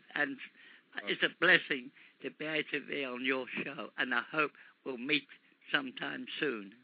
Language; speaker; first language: English; native; English